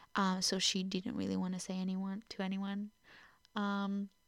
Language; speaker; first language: English; non-native, fluent; Portuguese